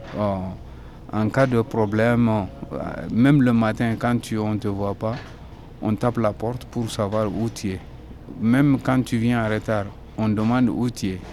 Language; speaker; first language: French; non-native, local second language; Soninke